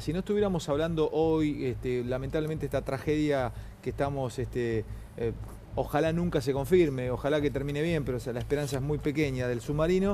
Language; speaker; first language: Spanish; native; Spanish